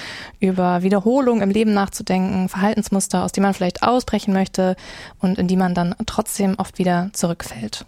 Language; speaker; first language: German; native; German